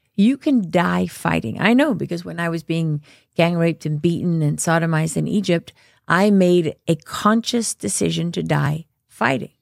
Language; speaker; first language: English; native; English